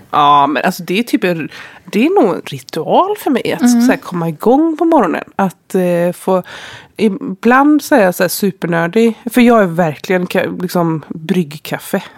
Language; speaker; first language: Swedish; native; Swedish